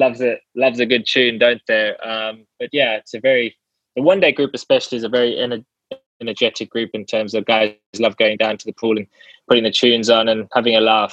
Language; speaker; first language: English; native; English